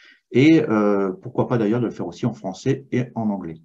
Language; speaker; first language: French; native; French